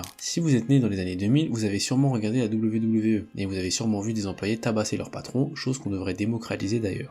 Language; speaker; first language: French; native; French